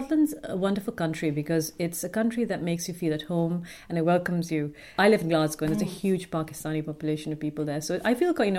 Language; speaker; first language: English; non-native, local second language; Urdu